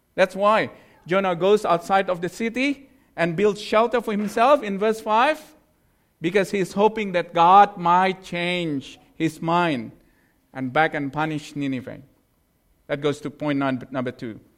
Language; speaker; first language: English; non-native, fluent; Indonesian